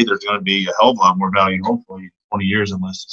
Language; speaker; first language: English; native; English